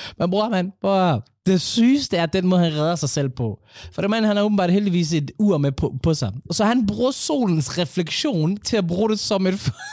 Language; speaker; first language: Danish; early bilingual, other home language; Somali